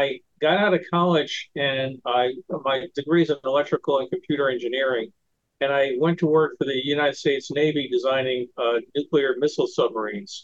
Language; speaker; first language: English; native; English